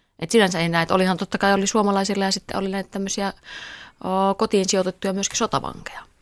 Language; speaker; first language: Finnish; native; Finnish